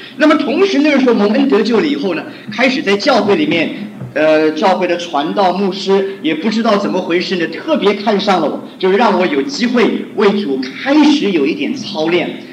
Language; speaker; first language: Chinese; non-native, local second language; Hakka Chinese